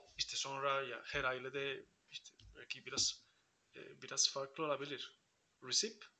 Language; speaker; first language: Turkish; non-native, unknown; Spanish